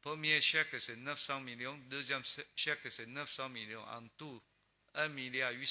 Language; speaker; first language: French; non-native, learner; Chinese